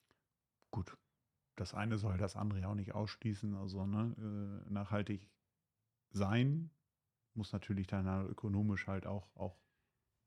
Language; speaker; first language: German; native; German